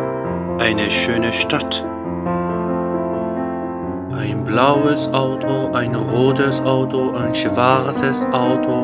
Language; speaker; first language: German; non-native, learner; Japanese